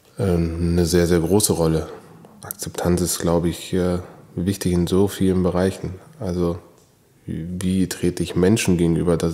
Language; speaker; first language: German; native; German